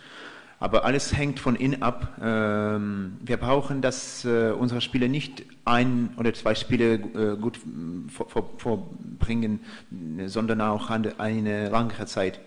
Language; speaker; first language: German; non-native, fluent; Russian